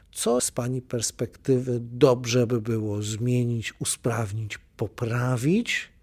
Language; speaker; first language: Polish; native; Polish